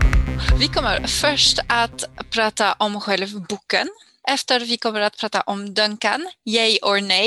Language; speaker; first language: Swedish; non-native, fluent; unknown